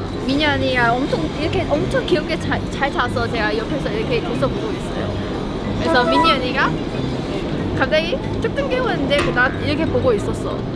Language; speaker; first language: Korean; non-native, fluent; Chinese